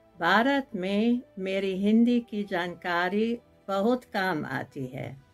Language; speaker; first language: Hindi; non-native, fluent; German